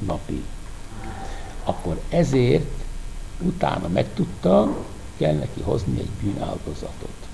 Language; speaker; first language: Hungarian; non-native, fluent; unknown